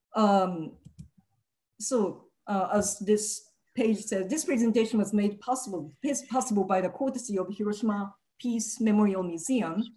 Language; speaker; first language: English; early bilingual, other home language; Japanese